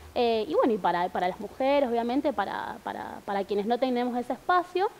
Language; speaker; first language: Spanish; native; Spanish